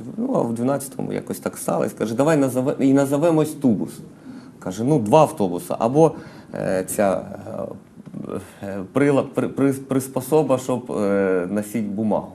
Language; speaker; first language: Ukrainian; non-native, local second language; Russian